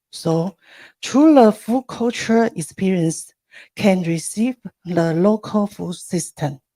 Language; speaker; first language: English; non-native, learner; Chinese